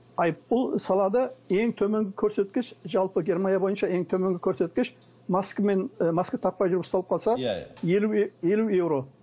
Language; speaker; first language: Kazakh; early bilingual, heritage; Kazakh